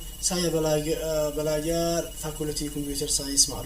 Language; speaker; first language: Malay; non-native, learner; Arabic